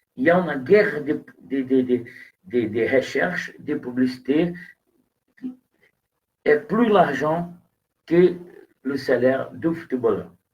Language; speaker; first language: French; non-native, fluent; Portuguese